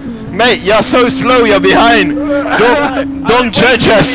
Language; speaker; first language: English; non-native, fluent; French